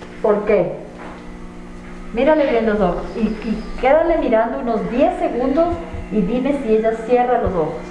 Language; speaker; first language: Spanish; native; Spanish